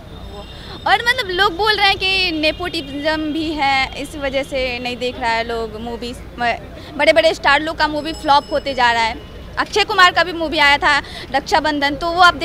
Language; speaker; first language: Hindi; native; Hindi